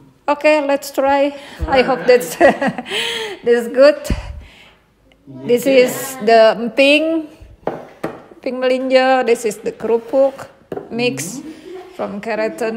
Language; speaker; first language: English; non-native, learner; Indonesian